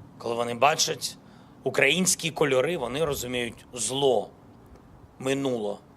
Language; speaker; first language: Ukrainian; non-native, local second language; Russian